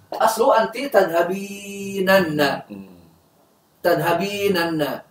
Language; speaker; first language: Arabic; non-native, fluent; Indonesian